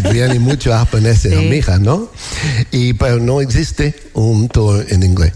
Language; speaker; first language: Spanish; non-native, learner; English